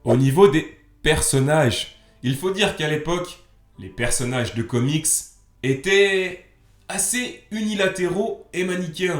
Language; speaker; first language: French; native; French